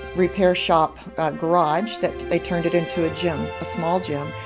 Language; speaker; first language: English; native; English